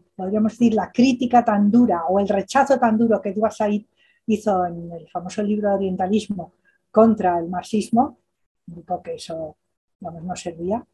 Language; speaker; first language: Spanish; native; Spanish